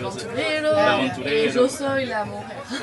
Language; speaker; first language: Spanish; non-native, learner; French